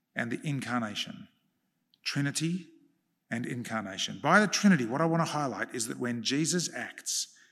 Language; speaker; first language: English; early bilingual, other home language; Hungarian